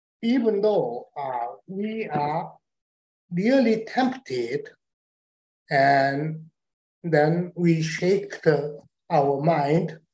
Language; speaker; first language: English; non-native, learner; Chinese